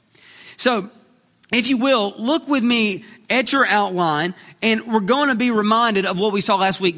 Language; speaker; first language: English; native; English